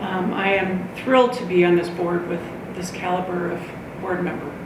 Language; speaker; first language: English; native; English